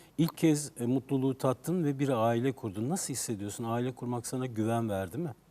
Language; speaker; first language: Turkish; native; Turkish